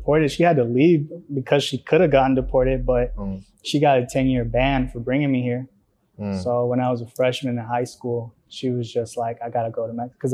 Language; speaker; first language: English; early bilingual, other home language; Spanish